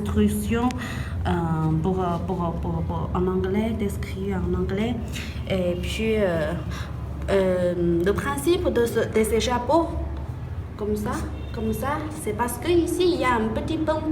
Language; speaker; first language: French; non-native, fluent; Chinese